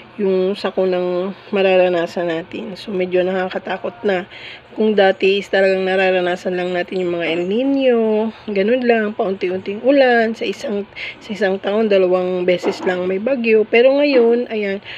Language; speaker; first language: Filipino; non-native, local second language; Cebuano